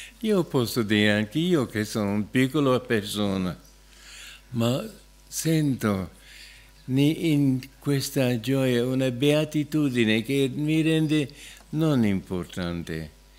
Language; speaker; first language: Italian; non-native, fluent; English